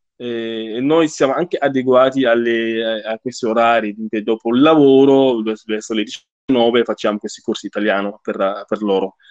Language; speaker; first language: Italian; non-native, fluent; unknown